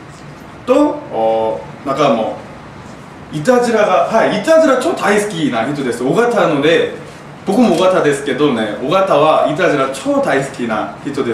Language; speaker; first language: Japanese; non-native, learner; Korean